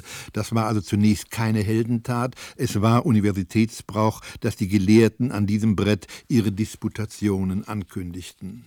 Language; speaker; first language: German; native; German